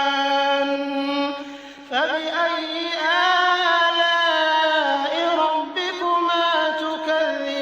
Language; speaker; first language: Arabic; native; Arabic